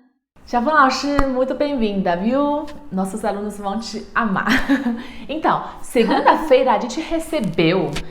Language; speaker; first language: Portuguese; non-native, learner; Chinese